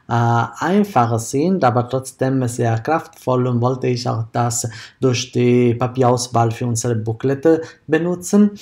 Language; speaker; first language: German; non-native, fluent; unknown